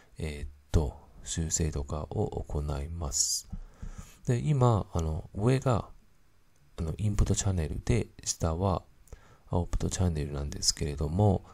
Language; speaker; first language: Japanese; non-native, fluent; Cantonese